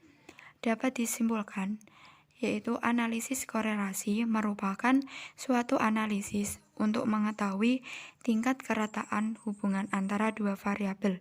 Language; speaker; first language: Indonesian; native; Indonesian